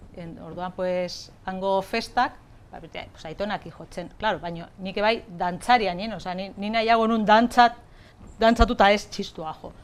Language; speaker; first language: Basque; early bilingual, heritage; Spanish